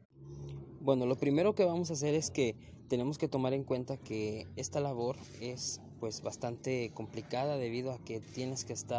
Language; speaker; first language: Spanish; native; Spanish